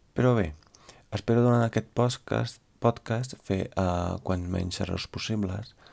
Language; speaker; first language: Catalan; non-native, fluent; Italian